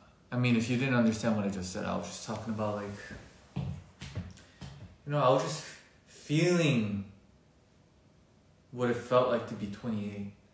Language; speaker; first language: English; early bilingual, other home language; Korean